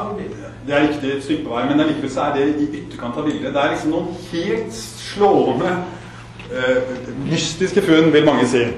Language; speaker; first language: Norwegian; native; Norwegian